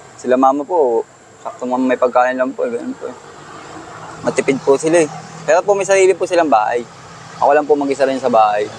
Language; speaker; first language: Filipino; native; Filipino